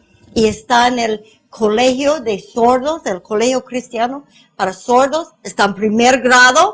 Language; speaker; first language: Spanish; non-native, fluent; English